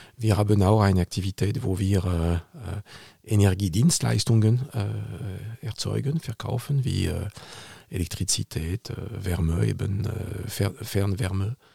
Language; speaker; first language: German; non-native, fluent; French